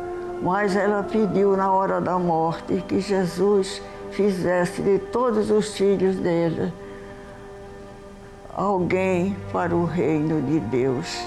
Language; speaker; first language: Portuguese; early bilingual, heritage; Portuguese